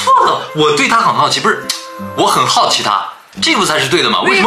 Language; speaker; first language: Chinese; native; Chinese